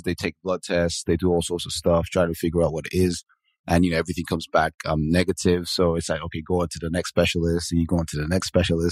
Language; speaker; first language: English; non-native, local second language; Yoruba